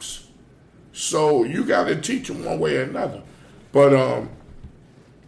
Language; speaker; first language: English; native; English